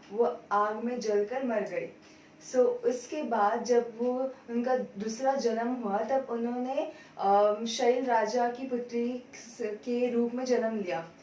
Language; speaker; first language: Hindi; non-native, local second language; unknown